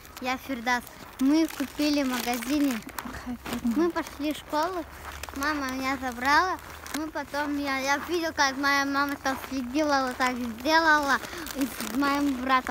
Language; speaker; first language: Russian; early bilingual, other home language; Tajik